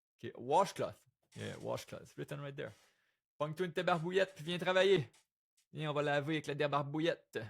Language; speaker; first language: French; native; French